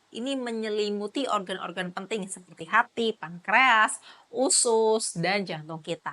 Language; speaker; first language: Indonesian; native; Indonesian